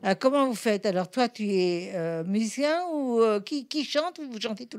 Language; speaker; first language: French; native; French